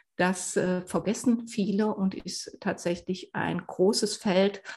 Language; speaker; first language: German; native; German